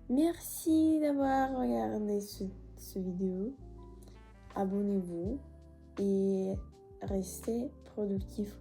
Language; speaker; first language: French; non-native, learner; Russian